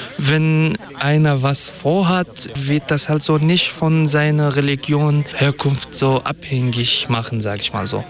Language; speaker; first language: German; non-native, fluent; Kurdish